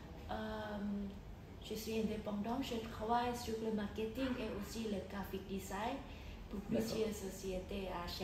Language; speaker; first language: French; non-native, fluent; Thai